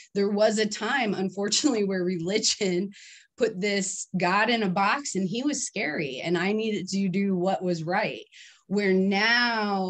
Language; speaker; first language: English; native; English